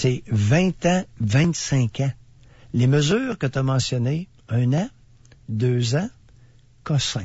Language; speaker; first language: French; native; French